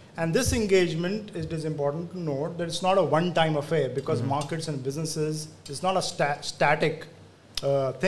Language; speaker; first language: English; non-native, local second language; Urdu